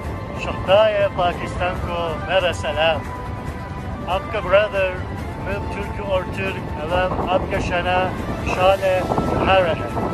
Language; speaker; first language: Hindi; non-native, learner; Turkish